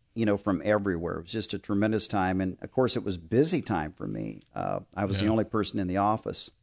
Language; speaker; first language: English; native; English